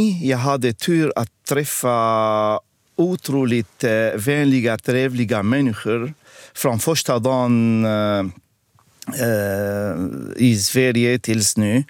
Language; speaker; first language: Swedish; non-native, fluent; Arabic